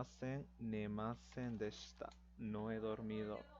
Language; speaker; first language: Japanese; non-native, fluent; Spanish